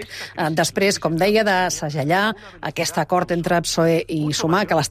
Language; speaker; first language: Catalan; native; Catalan